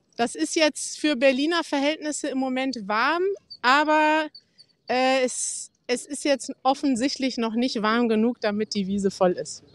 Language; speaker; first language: German; native; German